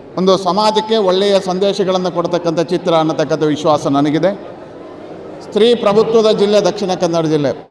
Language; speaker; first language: Kannada; native; Kannada